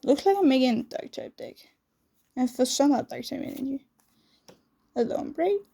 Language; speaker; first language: English; non-native, fluent; Danish